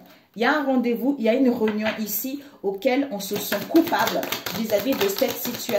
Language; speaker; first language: French; native; French